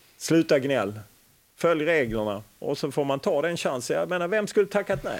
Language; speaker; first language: Swedish; native; Swedish